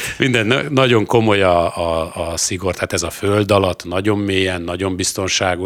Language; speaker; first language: Hungarian; native; Hungarian